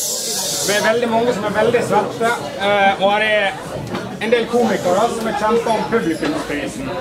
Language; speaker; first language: Norwegian; native; Norwegian